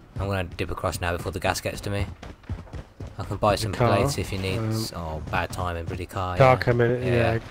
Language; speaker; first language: English; native; English